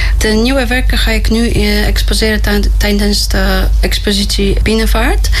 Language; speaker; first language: Dutch; non-native, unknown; Polish